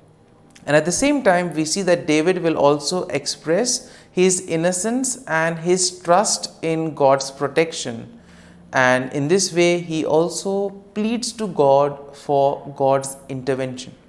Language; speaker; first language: English; non-native, local second language; Konkani